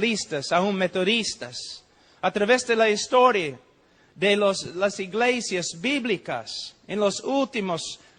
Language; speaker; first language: Spanish; non-native, fluent; English